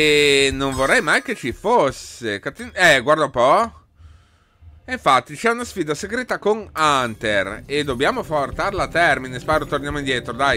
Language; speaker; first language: Italian; native; Italian